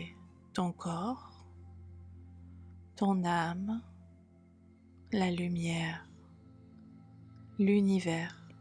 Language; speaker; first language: French; native; French